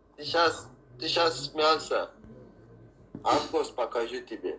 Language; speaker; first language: Russian; non-native, learner; Tajik